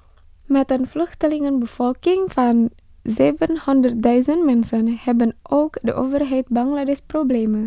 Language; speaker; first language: Dutch; non-native, fluent; Indonesian